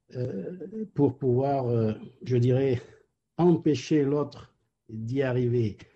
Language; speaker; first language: French; non-native, local second language; Arabic